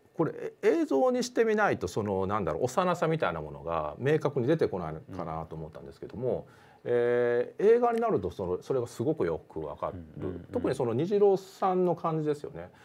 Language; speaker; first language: Japanese; native; Japanese